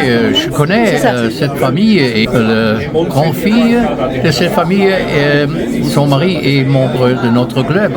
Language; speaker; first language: French; non-native, fluent; German